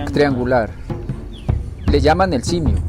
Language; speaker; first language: Spanish; native; Spanish